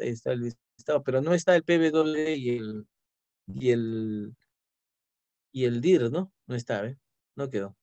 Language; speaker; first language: Spanish; native; Spanish